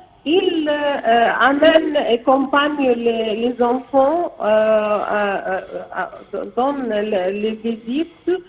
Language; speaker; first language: French; non-native, fluent; Arabic